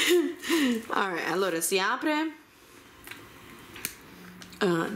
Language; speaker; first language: Italian; early bilingual, heritage; Italian